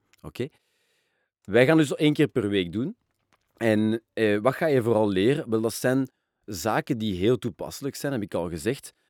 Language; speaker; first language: Dutch; non-native, local second language; French